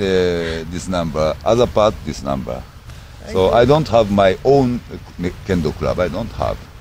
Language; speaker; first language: English; non-native, learner; Japanese